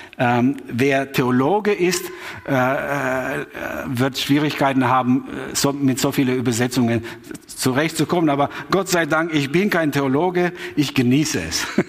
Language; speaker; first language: German; non-native, fluent; Albanian